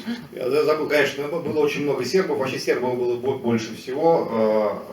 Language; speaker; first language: Russian; native; Russian